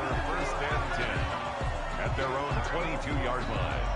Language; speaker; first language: English; native; English